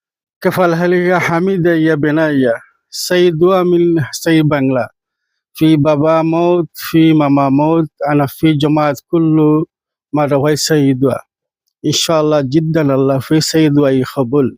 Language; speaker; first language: Arabic; non-native, learner; Bangla